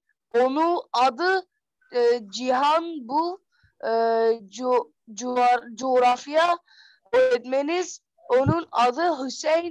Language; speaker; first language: Turkish; non-native, learner; Persian